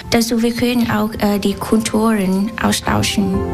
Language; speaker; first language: German; non-native, learner; Vietnamese